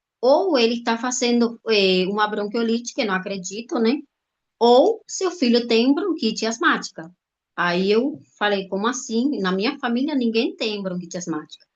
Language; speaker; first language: Portuguese; non-native, fluent; Spanish